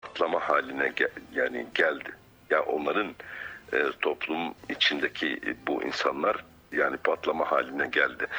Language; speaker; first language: Turkish; non-native, fluent; Arabic